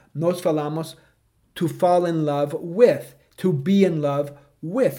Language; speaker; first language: English; native; English